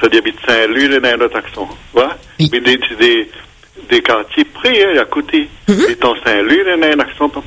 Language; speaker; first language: French; non-native, local second language; Réunion Creole French